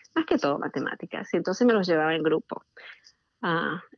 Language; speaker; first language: Spanish; native; Spanish